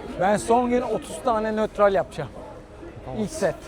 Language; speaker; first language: Turkish; native; Turkish